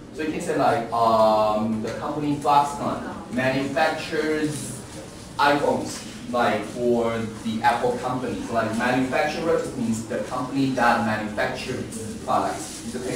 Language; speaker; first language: English; non-native, fluent; Chinese